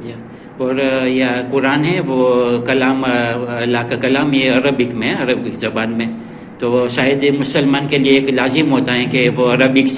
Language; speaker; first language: Hindi; non-native, learner; Gujarati